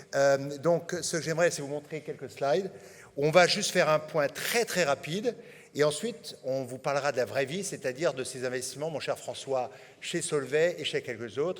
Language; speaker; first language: French; native; French